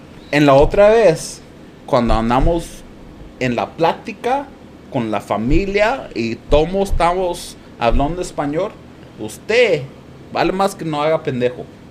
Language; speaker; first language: Spanish; early bilingual, other home language; English